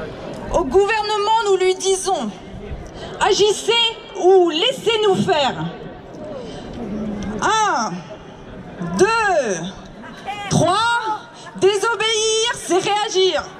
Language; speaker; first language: French; native; French